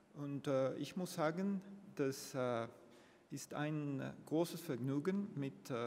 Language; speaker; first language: German; non-native, learner; Spanish